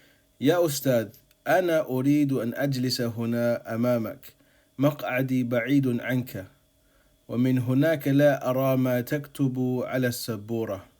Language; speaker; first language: Arabic; non-native, fluent; English